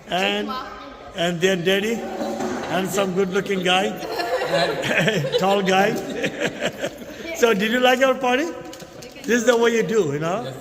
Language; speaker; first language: English; non-native, local second language; Bangla